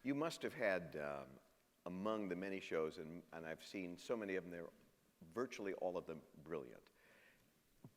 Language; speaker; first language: English; native; English